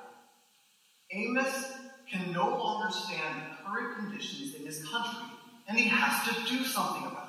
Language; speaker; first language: English; native; English